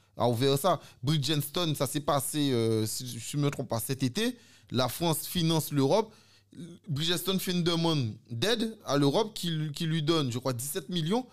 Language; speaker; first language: French; native; French